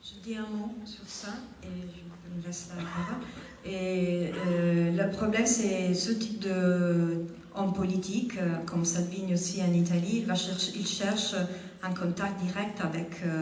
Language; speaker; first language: French; non-native, fluent; Italian